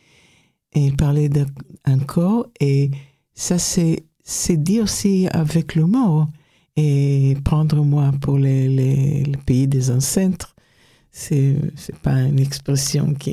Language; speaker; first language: French; non-native, fluent; Hebrew